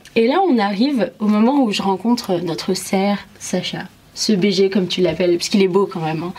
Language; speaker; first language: French; early bilingual, other home language; Arabic